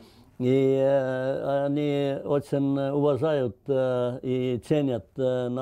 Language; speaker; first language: Russian; non-native, learner; Estonian